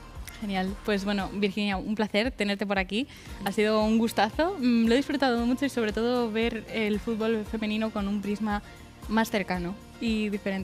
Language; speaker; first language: Spanish; native; Spanish